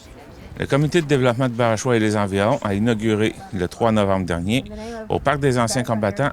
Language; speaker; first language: French; native; French